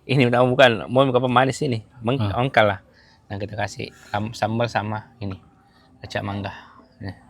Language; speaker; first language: Malay; native; Malay